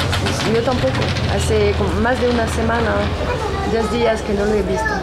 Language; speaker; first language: Spanish; non-native, fluent; French